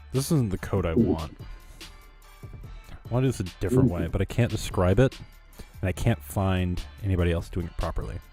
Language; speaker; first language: English; native; English